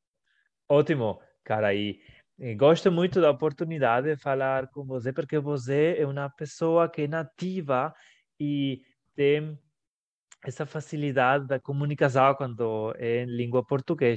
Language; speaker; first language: Portuguese; non-native, fluent; Spanish